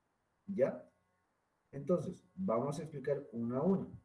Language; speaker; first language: Spanish; native; Spanish